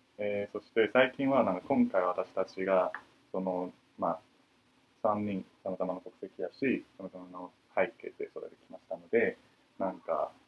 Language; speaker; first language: Japanese; non-native, fluent; Chinese